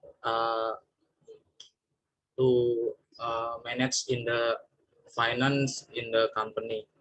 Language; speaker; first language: English; non-native, learner; Indonesian